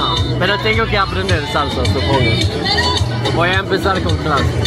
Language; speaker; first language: Spanish; non-native, fluent; Swedish